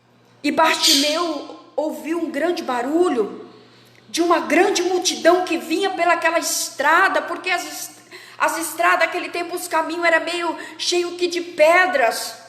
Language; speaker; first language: Portuguese; native; Portuguese